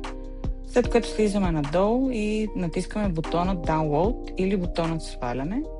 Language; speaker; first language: Bulgarian; native; Bulgarian